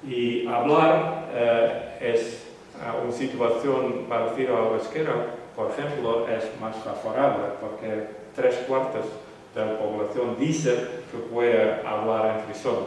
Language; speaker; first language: Spanish; non-native, fluent; Western Frisian